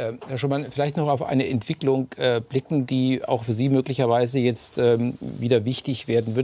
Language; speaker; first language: German; native; German